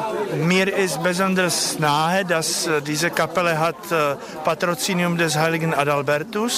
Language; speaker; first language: German; non-native, fluent; Czech